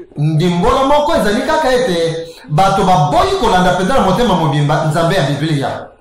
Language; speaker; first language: Lingala; native; Lingala